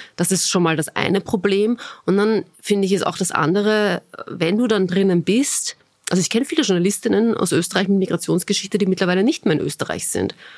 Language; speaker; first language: German; early bilingual, other home language; Bosnian